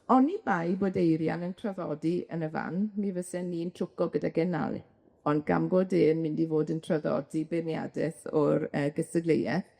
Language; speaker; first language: Welsh; native; Welsh